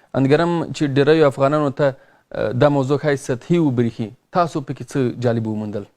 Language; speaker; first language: Pashto; native; Pashto